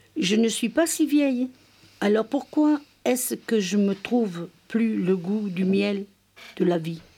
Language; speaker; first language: French; non-native, fluent; Arabic